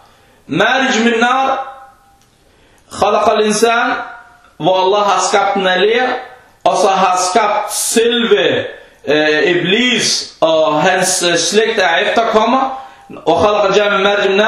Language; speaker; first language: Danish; non-native, fluent; Arabic